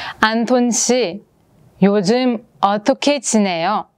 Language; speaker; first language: Korean; non-native, fluent; Russian